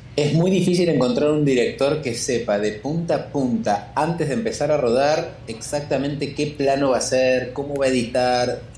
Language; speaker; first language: Spanish; native; Spanish